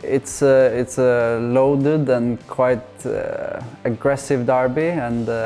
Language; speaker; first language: English; non-native, fluent; Norwegian